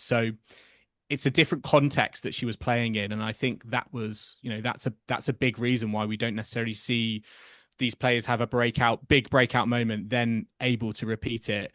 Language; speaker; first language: English; native; English